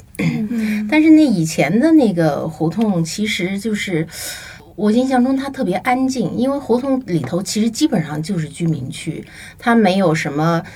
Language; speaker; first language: Chinese; native; Chinese